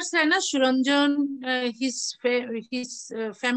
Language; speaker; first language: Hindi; non-native, learner; Bangla